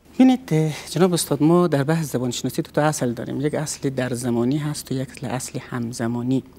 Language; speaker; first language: Persian; native; Persian